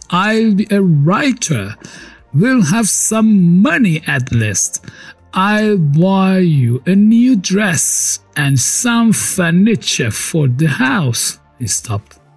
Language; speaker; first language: English; non-native, fluent; Persian